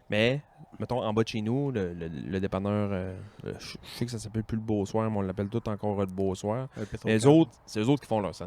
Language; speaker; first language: French; native; French